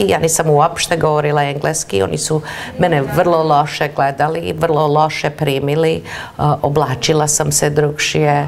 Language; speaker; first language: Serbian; early bilingual, heritage; Serbian